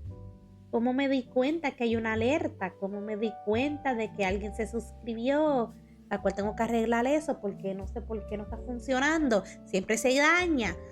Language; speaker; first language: Spanish; early bilingual, heritage; Spanish